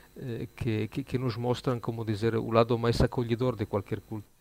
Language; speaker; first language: Portuguese; non-native, fluent; Italian